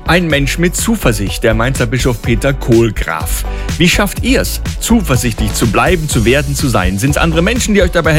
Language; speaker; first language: German; native; German